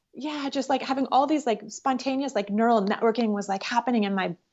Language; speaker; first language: English; native; English